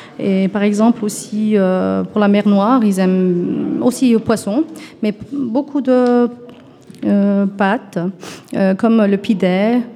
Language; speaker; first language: French; non-native, fluent; Turkish